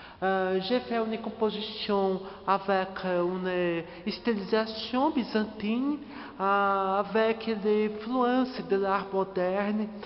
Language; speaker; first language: French; non-native, learner; Portuguese